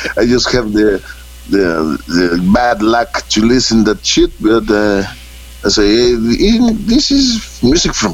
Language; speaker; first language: English; non-native, fluent; Spanish